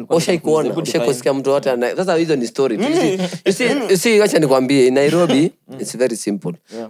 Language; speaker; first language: Swahili; native; Swahili